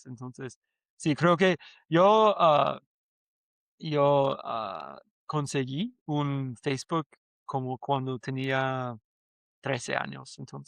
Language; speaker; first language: Spanish; non-native, learner; English